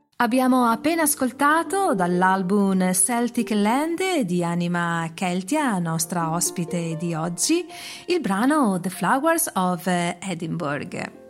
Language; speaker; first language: Italian; native; Italian